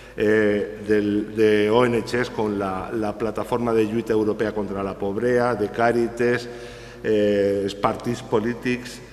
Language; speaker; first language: Catalan; non-native, local second language; Spanish